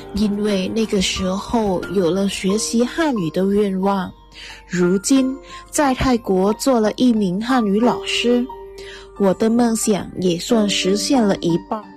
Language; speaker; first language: Chinese; non-native, fluent; Thai